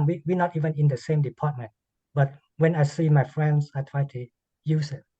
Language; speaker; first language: English; non-native, learner; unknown